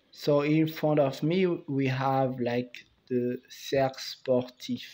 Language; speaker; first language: English; non-native, fluent; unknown